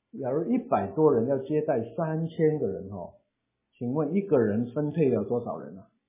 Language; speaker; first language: Chinese; non-native, local second language; Cantonese